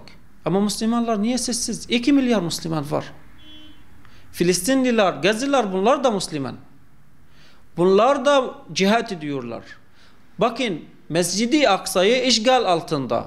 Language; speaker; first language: Turkish; non-native, fluent; Arabic